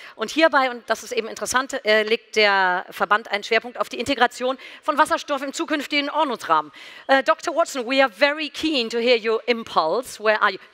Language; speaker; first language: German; native; German